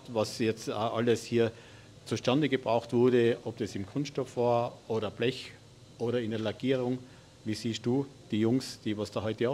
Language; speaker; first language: German; native; German